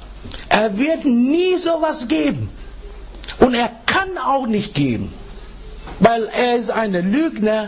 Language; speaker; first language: German; non-native, fluent; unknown